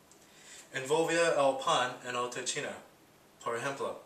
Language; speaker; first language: Spanish; non-native, learner; English